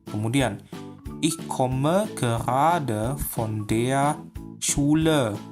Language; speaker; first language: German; non-native, fluent; Indonesian